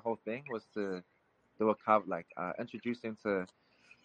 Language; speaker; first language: English; native; English